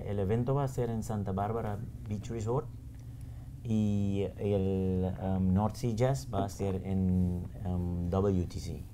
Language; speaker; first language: Spanish; non-native, fluent; Papiamento